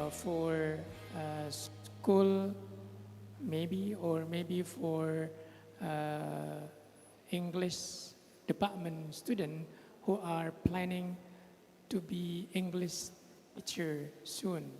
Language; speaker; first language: English; non-native, fluent; Indonesian